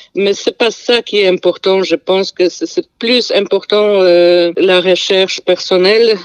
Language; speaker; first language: French; non-native, fluent; Polish